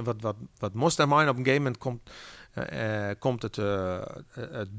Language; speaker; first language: Dutch; non-native, local second language; Western Frisian